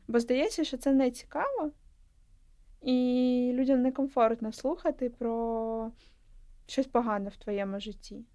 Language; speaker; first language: Ukrainian; non-native, local second language; Russian